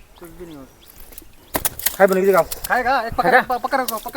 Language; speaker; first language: Hindi; non-native, local second language; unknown